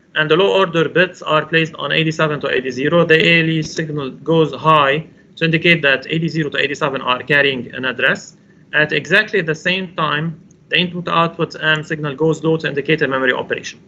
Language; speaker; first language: English; non-native, local second language; Arabic